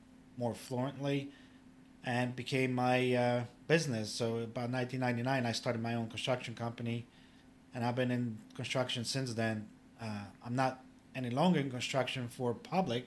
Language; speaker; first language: English; non-native, fluent; Polish